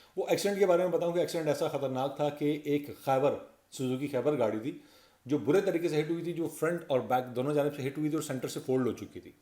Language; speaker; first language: Urdu; non-native, local second language; Punjabi